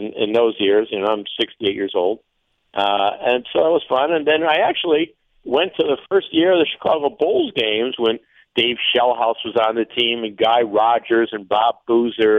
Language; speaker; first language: English; native; English